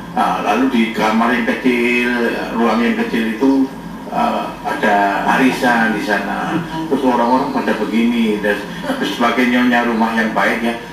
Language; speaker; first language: Indonesian; native; Indonesian